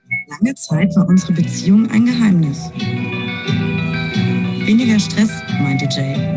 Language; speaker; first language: German; native; German